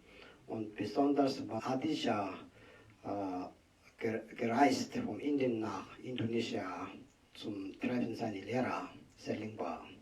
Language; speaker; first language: German; non-native, learner; Tibetan